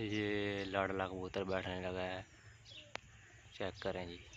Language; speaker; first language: Hindi; non-native, local second language; Punjabi